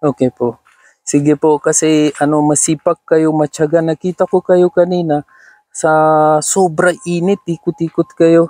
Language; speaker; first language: Filipino; non-native, learner; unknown